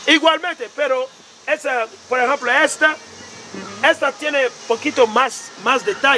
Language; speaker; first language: Spanish; non-native, learner; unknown